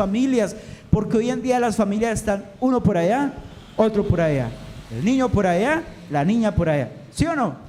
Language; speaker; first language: Spanish; native; Spanish